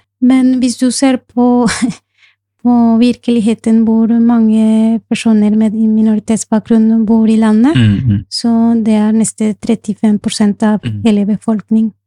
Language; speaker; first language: Norwegian; non-native, fluent; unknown